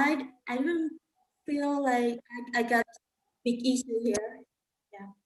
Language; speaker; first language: English; non-native, learner; Indonesian